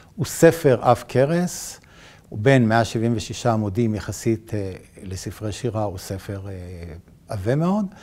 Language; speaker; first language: Hebrew; native; Hebrew